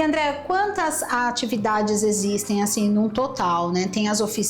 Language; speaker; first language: Portuguese; native; Portuguese